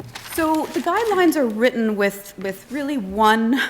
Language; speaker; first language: English; native; English